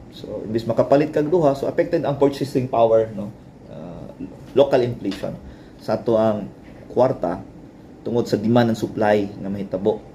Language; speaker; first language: Cebuano; native; Cebuano